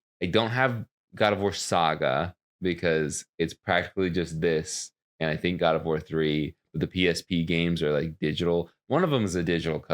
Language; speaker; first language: English; native; English